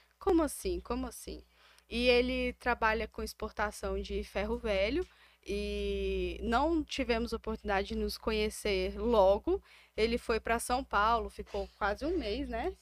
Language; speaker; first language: Portuguese; native; Portuguese